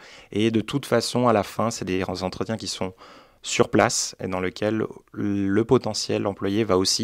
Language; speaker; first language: French; native; French